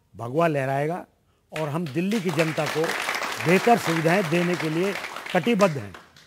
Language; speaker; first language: Hindi; native; Hindi